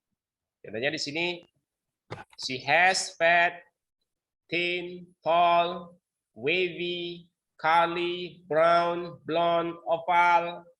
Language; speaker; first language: English; non-native, learner; Indonesian